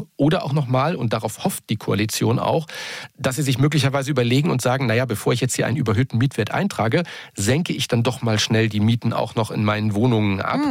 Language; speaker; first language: German; native; German